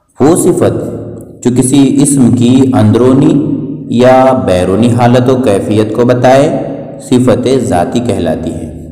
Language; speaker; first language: Urdu; native; Urdu